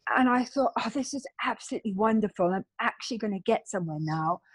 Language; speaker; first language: English; native; English